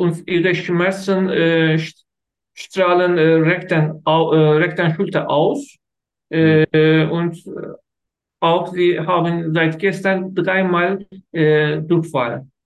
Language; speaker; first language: German; non-native, learner; Turkish